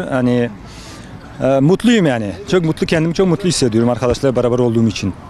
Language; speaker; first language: Turkish; non-native, fluent; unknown